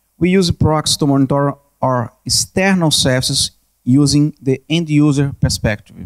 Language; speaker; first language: English; non-native, learner; Portuguese